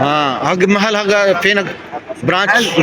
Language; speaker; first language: Arabic; non-native, learner; Urdu